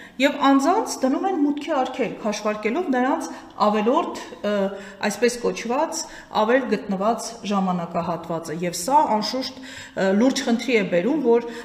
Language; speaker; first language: Armenian; native; Armenian